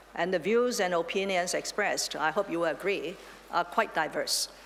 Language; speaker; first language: English; non-native, local second language; Chinese